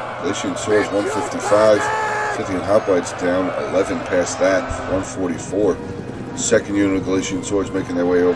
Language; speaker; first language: English; native; English